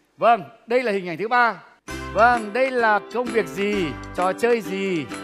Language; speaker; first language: Vietnamese; native; Vietnamese